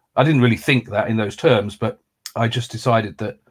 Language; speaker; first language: English; native; English